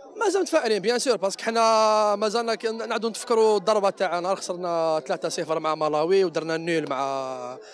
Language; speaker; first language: Arabic; native; Arabic